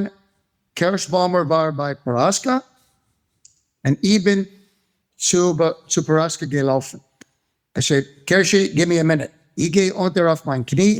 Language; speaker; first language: German; non-native, fluent; English